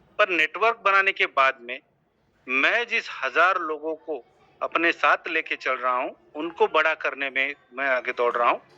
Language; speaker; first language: Hindi; non-native, local second language; Marathi